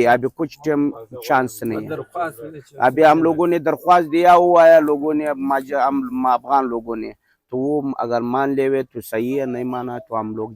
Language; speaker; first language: Hindi; non-native, local second language; Pashto